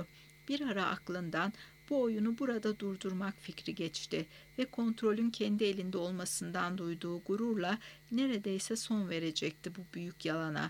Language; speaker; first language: Turkish; native; Turkish